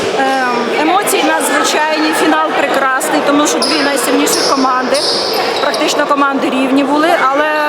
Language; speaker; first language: Ukrainian; native; Ukrainian